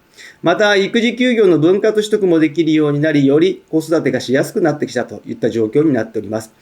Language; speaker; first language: Japanese; native; Japanese